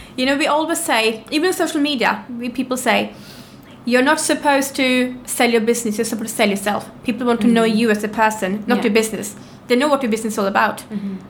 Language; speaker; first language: English; non-native, fluent; Norwegian